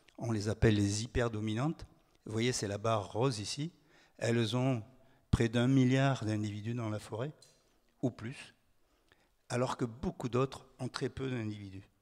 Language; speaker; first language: French; native; French